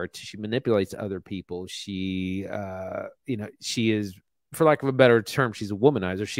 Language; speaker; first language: English; native; English